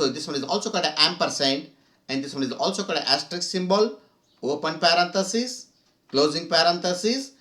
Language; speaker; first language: English; non-native, local second language; Kannada